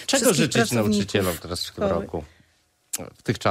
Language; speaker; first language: Polish; native; Polish